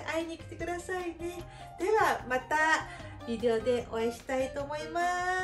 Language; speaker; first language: Japanese; non-native, fluent; Chinese